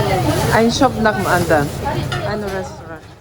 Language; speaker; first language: German; non-native, learner; Korean